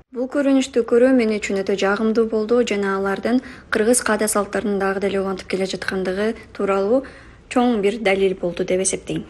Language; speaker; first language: Kyrgyz; native; Kyrgyz